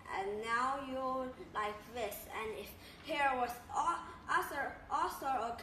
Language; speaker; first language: English; non-native, learner; Chinese